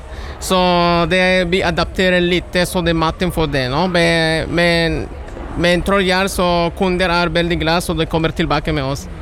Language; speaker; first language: Norwegian; non-native, learner; Spanish